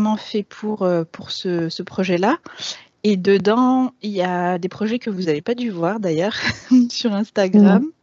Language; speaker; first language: French; native; French